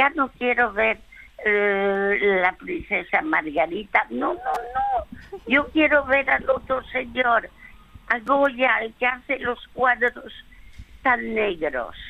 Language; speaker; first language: Spanish; early bilingual, other home language; French